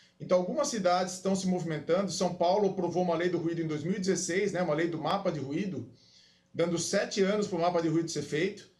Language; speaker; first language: Portuguese; native; Portuguese